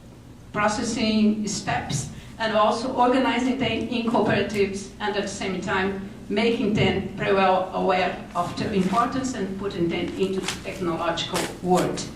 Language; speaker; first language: English; non-native, fluent; Portuguese